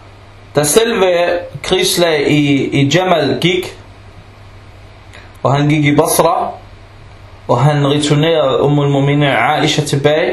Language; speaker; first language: Danish; non-native, local second language; Arabic